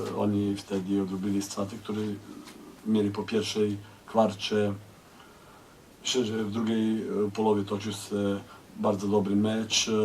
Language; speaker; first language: Polish; non-native, fluent; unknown